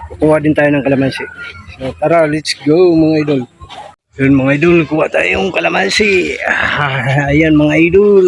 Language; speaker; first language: Filipino; native; Filipino